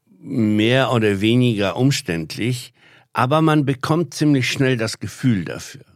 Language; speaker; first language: German; non-native, fluent; Polish